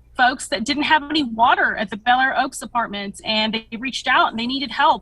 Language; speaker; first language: English; early bilingual, other home language; Spanish